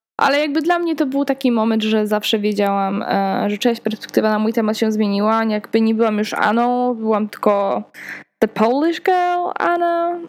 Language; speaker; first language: Polish; early bilingual, heritage; Polish